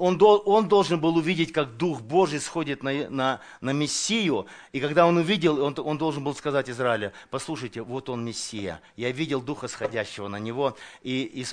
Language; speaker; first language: Russian; native; Russian